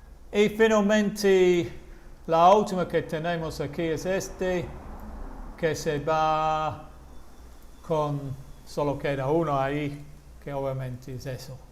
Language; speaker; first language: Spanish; non-native, fluent; English